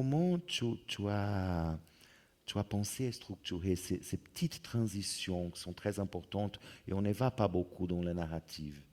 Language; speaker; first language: French; non-native, fluent; Portuguese